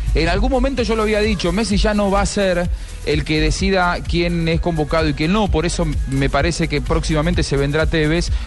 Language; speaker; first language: Spanish; native; Spanish